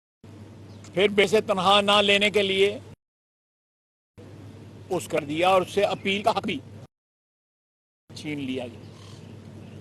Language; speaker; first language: Urdu; non-native, local second language; Punjabi